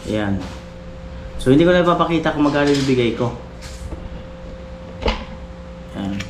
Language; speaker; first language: Filipino; native; Filipino